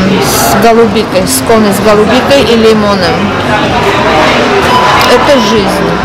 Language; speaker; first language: Russian; non-native, fluent; Armenian